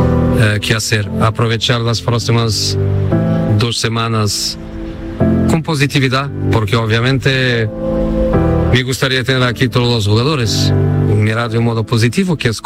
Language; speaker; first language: Spanish; non-native, fluent; Portuguese